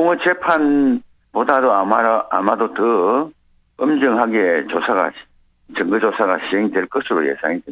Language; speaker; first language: Korean; native; Korean